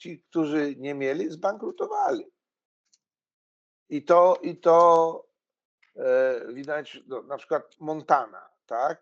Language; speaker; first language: Polish; native; Polish